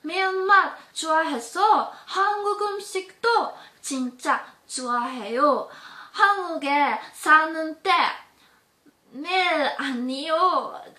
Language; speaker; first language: Korean; non-native, learner; German